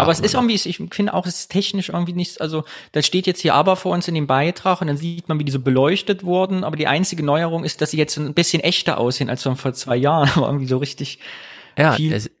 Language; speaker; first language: German; native; German